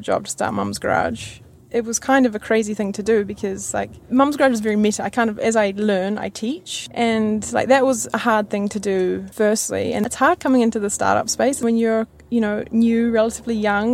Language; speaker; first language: English; native; English